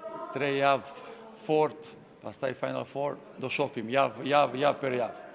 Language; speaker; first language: Albanian; non-native, learner; Serbian